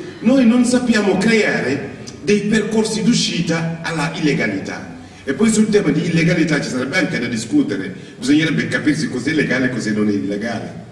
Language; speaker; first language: Italian; non-native, fluent; Wolof